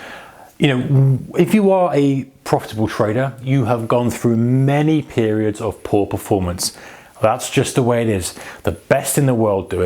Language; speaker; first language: English; native; English